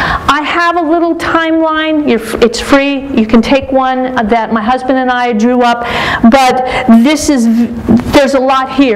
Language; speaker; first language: English; native; English